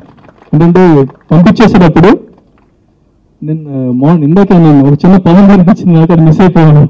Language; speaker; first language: Telugu; native; Telugu